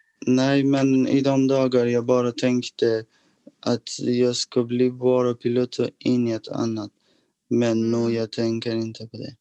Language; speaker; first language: Swedish; non-native, fluent; Persian